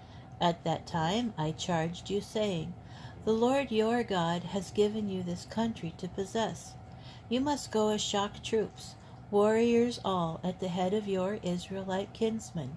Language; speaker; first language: English; native; English